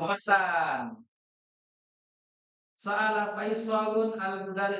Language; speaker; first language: Arabic; non-native, fluent; Indonesian